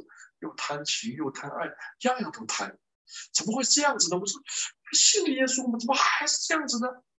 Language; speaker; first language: Chinese; native; Chinese